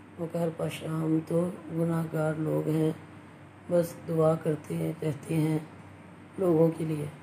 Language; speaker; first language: Urdu; non-native, local second language; Punjabi